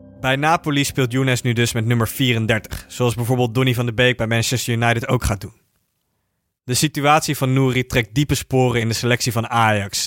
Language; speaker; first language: Dutch; native; Dutch